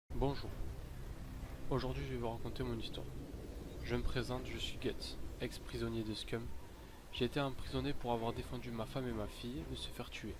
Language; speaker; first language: French; native; French